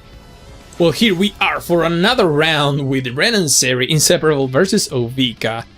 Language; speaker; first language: English; non-native, fluent; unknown